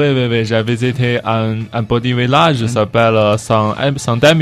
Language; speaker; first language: French; non-native, learner; Chinese